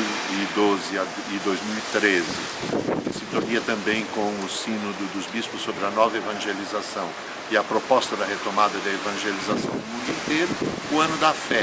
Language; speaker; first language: Portuguese; native; Portuguese